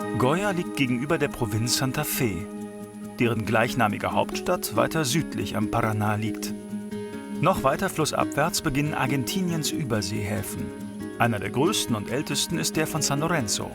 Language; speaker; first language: German; native; German